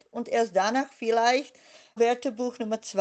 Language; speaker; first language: German; non-native, fluent; Czech